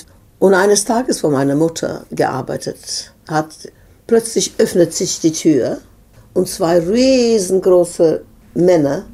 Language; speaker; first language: German; non-native, fluent; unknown